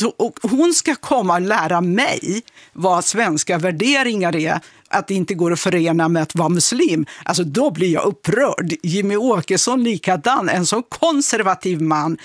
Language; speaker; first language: Swedish; non-native, fluent; Kurdish